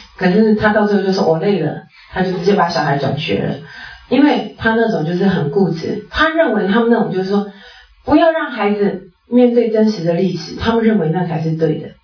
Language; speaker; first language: Chinese; native; Chinese